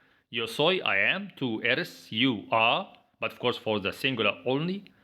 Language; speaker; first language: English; non-native, fluent; Arabic